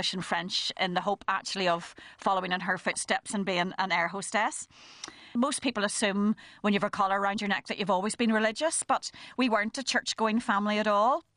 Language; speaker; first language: English; native; English